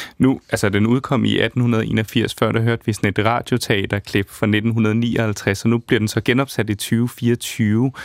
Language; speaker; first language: Danish; native; Danish